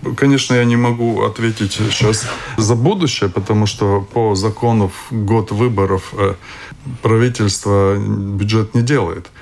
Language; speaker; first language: Russian; non-native, local second language; Latvian